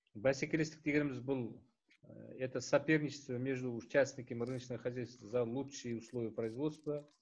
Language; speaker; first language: Russian; non-native, local second language; Kazakh